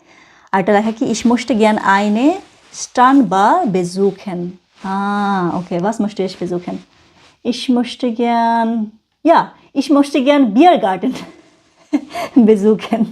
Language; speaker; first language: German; non-native, learner; Bangla